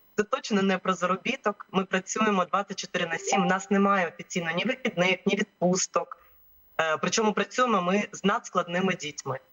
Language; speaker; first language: Ukrainian; native; Ukrainian